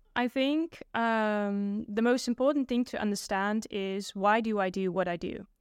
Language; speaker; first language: English; non-native, fluent; Dutch